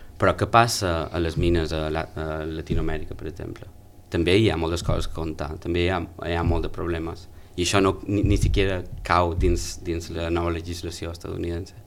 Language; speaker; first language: Catalan; native; Catalan